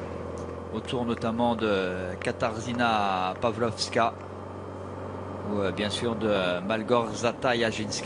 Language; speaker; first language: French; native; French